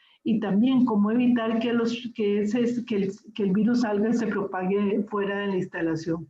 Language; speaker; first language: Spanish; native; Spanish